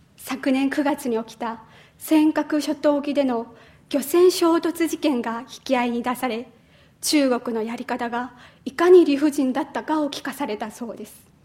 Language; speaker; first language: Japanese; non-native, fluent; Chinese